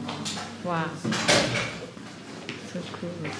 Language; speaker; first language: English; non-native, fluent; Chinese